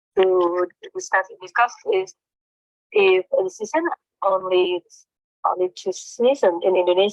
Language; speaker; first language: English; non-native, learner; Indonesian